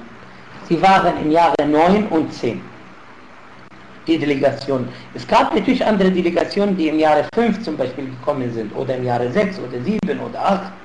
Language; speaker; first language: German; non-native, fluent; Arabic